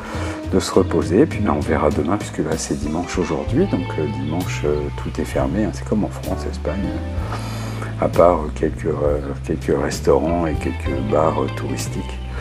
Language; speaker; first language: French; native; French